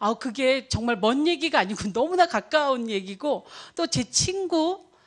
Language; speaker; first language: Korean; native; Korean